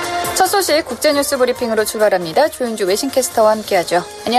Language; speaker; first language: Korean; native; Korean